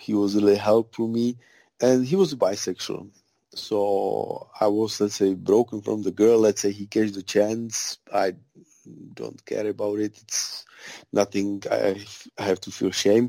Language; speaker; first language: English; non-native, fluent; Czech